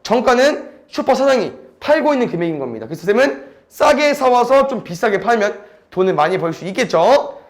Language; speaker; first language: Korean; native; Korean